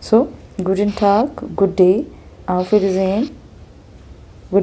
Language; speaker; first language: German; non-native, fluent; Hindi